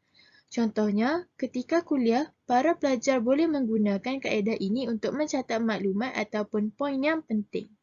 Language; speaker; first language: Malay; native; Malay